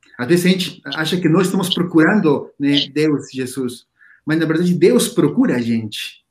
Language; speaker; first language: Portuguese; non-native, fluent; Spanish